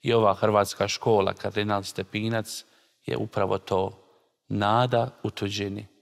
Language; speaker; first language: Croatian; native; Croatian